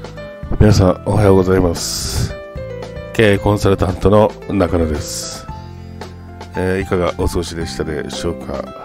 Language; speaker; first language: Japanese; native; Japanese